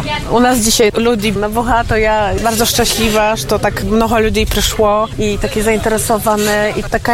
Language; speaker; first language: Polish; non-native, local second language; Ukrainian